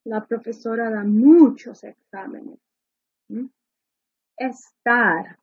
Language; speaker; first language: Spanish; non-native, fluent; English